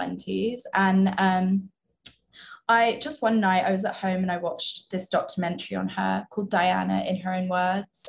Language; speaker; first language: English; native; English